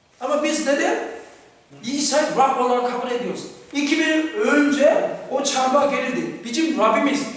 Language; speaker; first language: Turkish; non-native, fluent; Korean